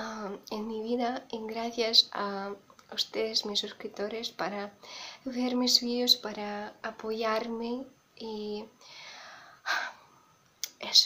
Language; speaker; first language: Spanish; non-native, fluent; Russian